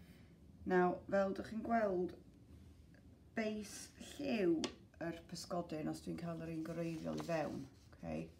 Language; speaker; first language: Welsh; non-native, local second language; English